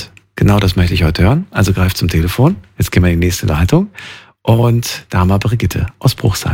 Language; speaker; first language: German; native; German